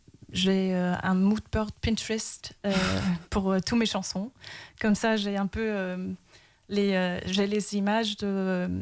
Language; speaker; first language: French; early bilingual, heritage; Danish